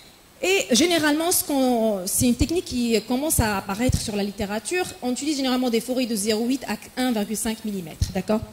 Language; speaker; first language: French; non-native, local second language; Arabic